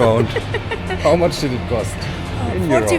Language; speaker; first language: English; non-native, fluent; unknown